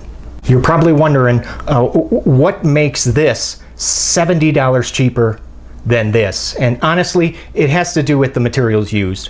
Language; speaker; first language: English; native; English